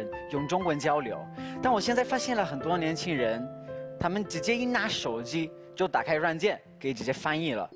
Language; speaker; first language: Chinese; non-native, fluent; Spanish